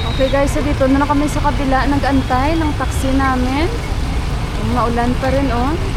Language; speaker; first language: Filipino; native; Filipino